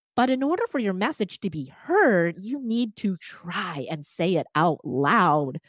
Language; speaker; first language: English; non-native, fluent; Cantonese